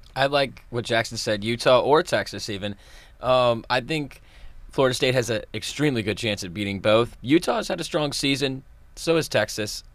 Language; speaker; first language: English; native; English